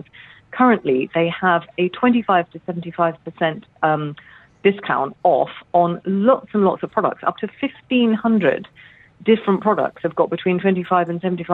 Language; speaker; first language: English; native; English